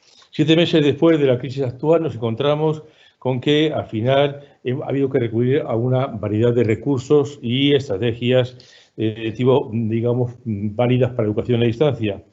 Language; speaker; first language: Spanish; native; Spanish